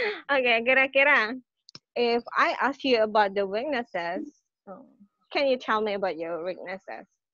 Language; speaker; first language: English; non-native, fluent; Indonesian